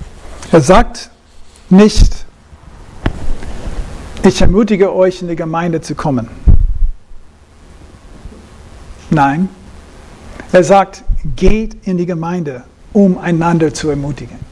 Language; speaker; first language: German; non-native, fluent; English